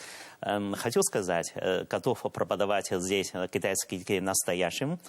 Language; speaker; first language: Russian; non-native, learner; Chinese